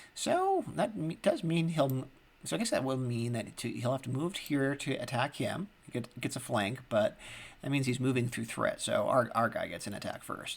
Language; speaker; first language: English; native; English